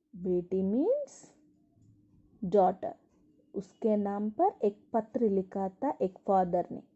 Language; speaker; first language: Hindi; non-native, local second language; Telugu